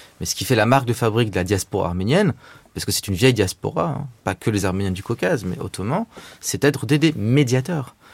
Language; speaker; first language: French; native; French